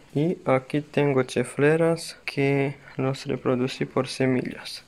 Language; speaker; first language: Spanish; non-native, learner; Serbian